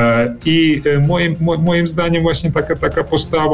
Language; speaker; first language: Polish; early bilingual, heritage; Polish